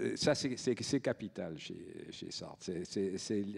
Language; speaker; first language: French; native; French